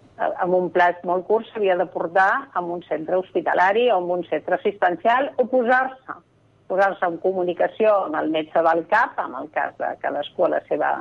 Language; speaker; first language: Catalan; non-native, local second language; Spanish